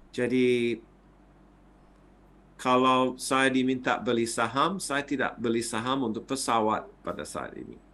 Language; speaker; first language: Indonesian; non-native, fluent; English